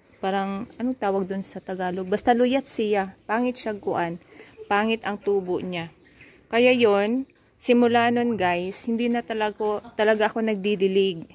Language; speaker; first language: Filipino; non-native, local second language; Cebuano